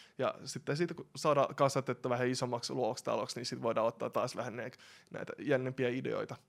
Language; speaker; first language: Finnish; early bilingual, other home language; Russian